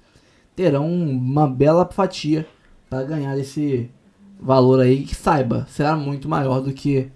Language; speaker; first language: Portuguese; native; Portuguese